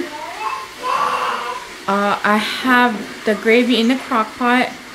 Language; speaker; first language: English; early bilingual, other home language; Spanish